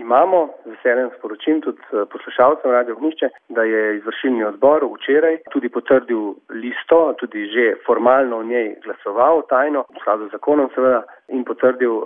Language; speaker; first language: Slovenian; native; Slovenian